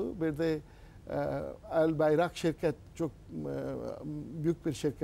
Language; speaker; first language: Turkish; non-native, learner; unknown